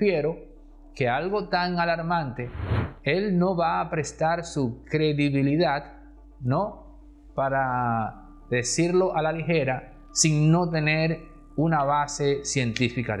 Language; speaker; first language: Spanish; native; Spanish